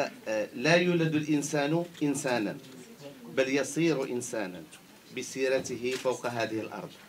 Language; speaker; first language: Arabic; native; Arabic